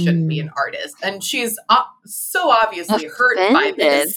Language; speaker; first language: English; native; English